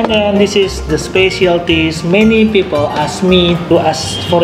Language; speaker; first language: English; non-native, learner; Indonesian